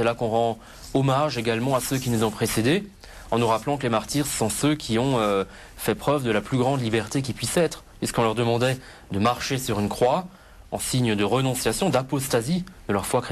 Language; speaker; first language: French; native; French